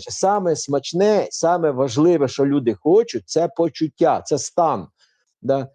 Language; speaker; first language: Ukrainian; non-native, local second language; Russian